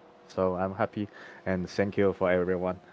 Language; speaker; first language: English; non-native, learner; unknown